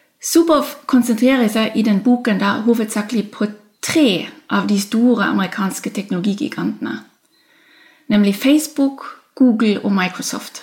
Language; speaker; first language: Norwegian; non-native, fluent; German